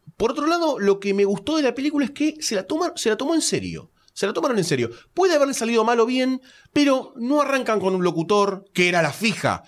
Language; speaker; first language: Spanish; native; Spanish